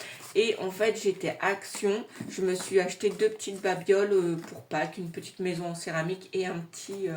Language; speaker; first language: French; native; French